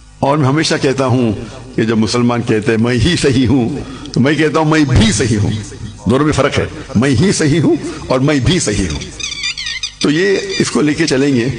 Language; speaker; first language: Urdu; non-native, local second language; Hindi